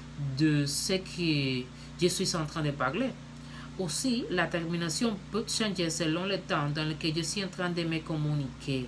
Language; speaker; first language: French; non-native, learner; Spanish